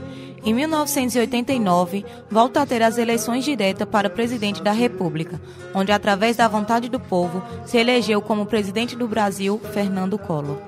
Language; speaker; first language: Portuguese; native; Portuguese